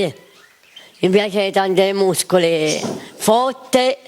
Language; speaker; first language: Italian; non-native, local second language; Sicilian